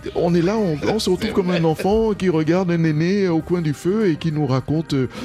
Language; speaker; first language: French; non-native, local second language; Duala